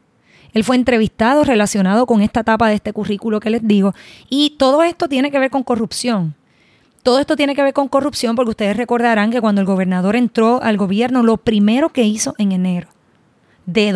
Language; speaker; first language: Spanish; native; Spanish